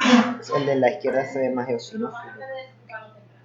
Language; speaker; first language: Spanish; native; Spanish